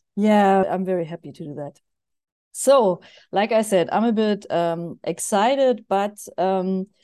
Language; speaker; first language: English; non-native, fluent; German